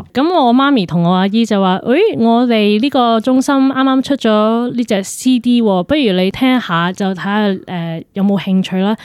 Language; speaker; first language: Cantonese; early bilingual, heritage; Cantonese